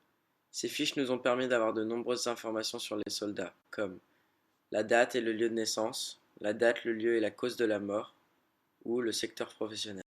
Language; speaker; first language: French; native; French